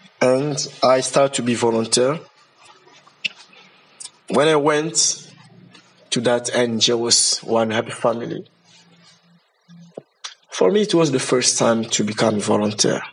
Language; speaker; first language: English; non-native, learner; Lingala